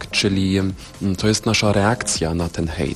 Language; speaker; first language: Polish; non-native, fluent; German